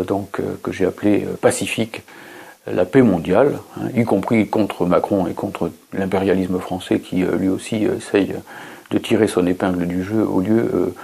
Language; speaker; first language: French; native; French